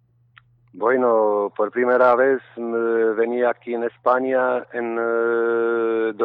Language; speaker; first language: Spanish; non-native, learner; Romanian